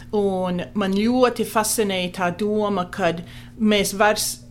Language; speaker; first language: Latvian; early bilingual, heritage; Latvian